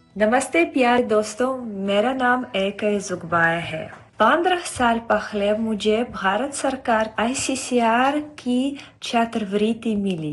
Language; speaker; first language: Hindi; non-native, fluent; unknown